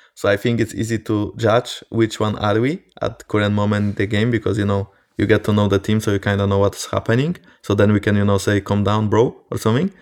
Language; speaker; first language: English; non-native, fluent; Polish